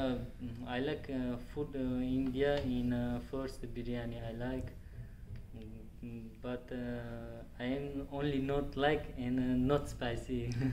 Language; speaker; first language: English; non-native, learner; Tajik